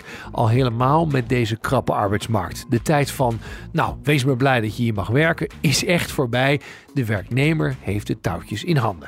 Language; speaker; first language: Dutch; native; Dutch